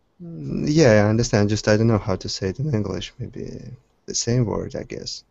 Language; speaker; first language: English; non-native, fluent; Russian